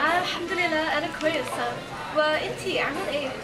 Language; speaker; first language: Arabic; non-native, learner; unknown